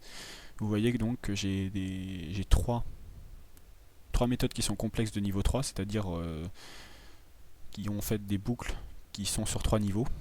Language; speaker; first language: French; native; French